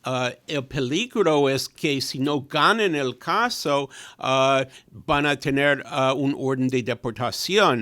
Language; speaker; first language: Spanish; non-native, fluent; English